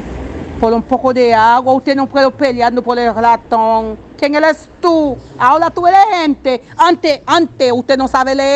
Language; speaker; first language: Spanish; non-native, learner; Haitian Creole